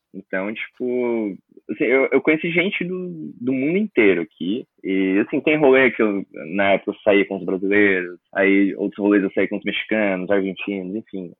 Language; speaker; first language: Portuguese; native; Portuguese